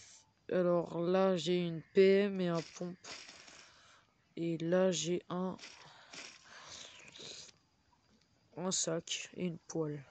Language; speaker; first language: French; native; French